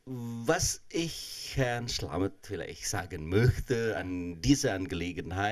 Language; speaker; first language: German; non-native, fluent; Indonesian